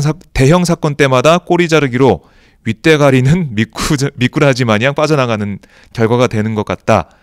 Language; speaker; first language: Korean; native; Korean